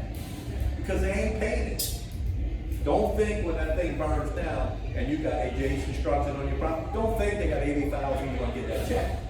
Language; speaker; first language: English; native; English